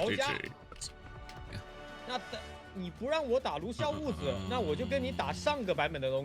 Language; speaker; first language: Chinese; native; Chinese